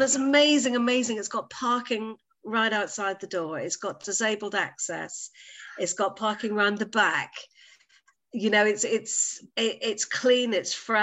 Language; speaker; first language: English; native; English